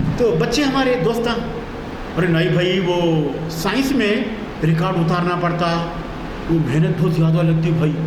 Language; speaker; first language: Urdu; native; Urdu